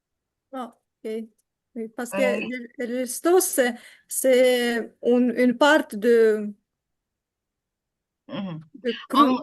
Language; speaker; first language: French; non-native, learner; Ukrainian